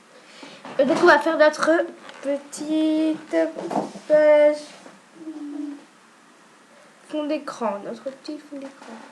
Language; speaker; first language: French; native; French